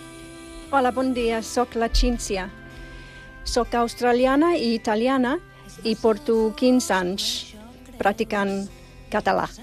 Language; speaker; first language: Catalan; non-native, fluent; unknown